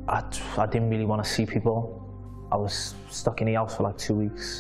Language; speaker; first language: English; native; English